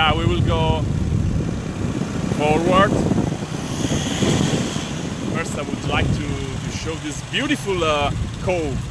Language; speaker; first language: English; non-native, fluent; Italian